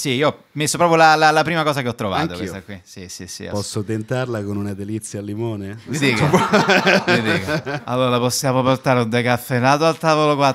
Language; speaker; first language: Italian; native; Italian